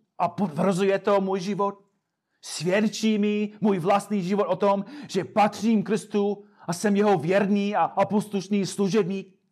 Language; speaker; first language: Czech; non-native, fluent; English